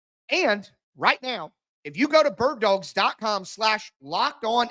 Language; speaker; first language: English; native; English